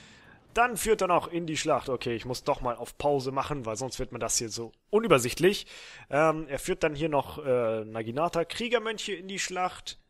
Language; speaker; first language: German; native; German